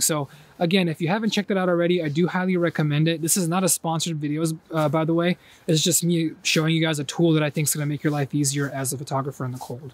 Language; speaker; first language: English; native; English